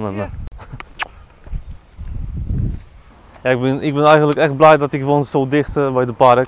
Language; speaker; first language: Dutch; non-native, learner; Polish